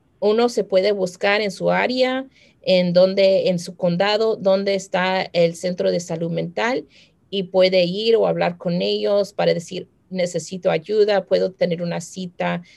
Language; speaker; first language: Spanish; early bilingual, heritage; Spanish